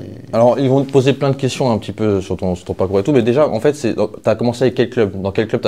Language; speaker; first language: French; native; French